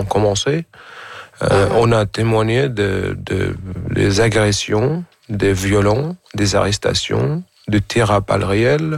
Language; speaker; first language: French; non-native, fluent; Arabic